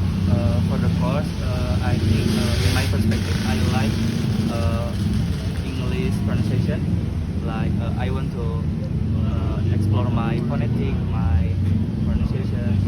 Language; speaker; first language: English; non-native, learner; Indonesian